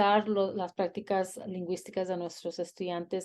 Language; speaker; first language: Spanish; early bilingual, heritage; Spanish